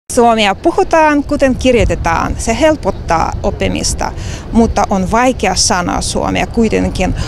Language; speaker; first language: Finnish; non-native, learner; Russian